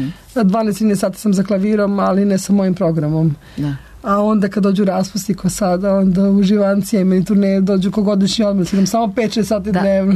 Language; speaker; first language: Serbian; native; Serbian